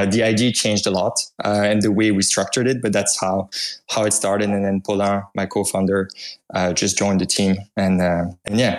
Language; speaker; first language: English; non-native, fluent; French